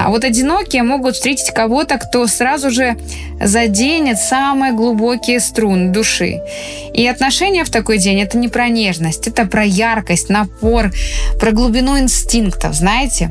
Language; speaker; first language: Russian; native; Russian